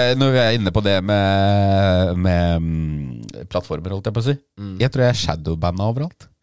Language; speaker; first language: Norwegian; early bilingual, other home language; Polish